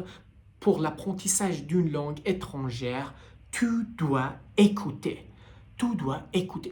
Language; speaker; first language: French; non-native, learner; Persian